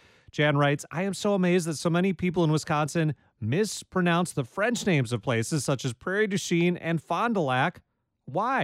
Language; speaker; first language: English; native; English